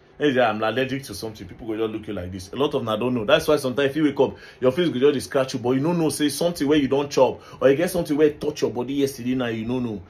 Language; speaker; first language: Nigerian Pidgin; native; Nigerian Pidgin